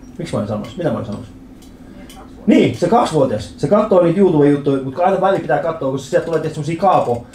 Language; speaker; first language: Finnish; early bilingual, other home language; Persian